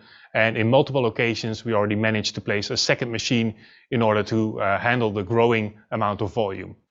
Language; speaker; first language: English; non-native, fluent; Dutch